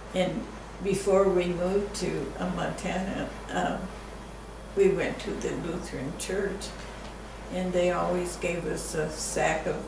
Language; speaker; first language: English; native; English